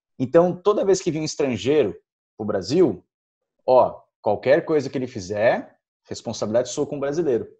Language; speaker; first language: Portuguese; early bilingual, other home language; Spanish